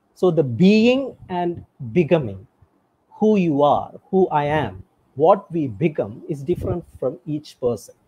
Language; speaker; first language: English; non-native, local second language; Tamil